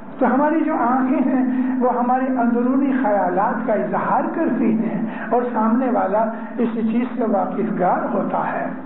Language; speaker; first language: Urdu; non-native, local second language; Punjabi